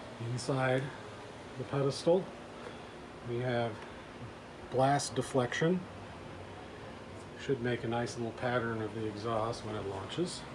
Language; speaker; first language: English; native; English